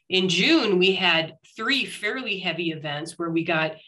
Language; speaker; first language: English; native; English